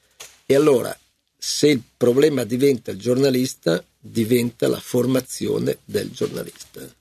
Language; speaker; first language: Italian; native; Italian